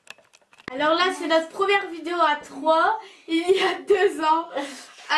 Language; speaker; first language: French; native; French